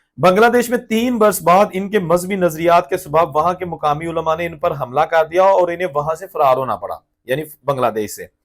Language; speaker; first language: Urdu; non-native, local second language; Punjabi